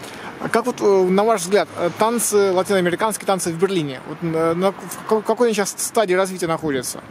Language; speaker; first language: Russian; native; Russian